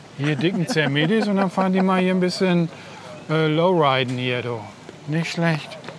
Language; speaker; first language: German; native; German